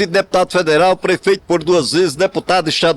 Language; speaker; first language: Portuguese; native; Portuguese